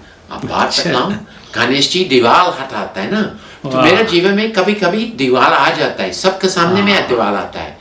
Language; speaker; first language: Hindi; non-native, fluent; English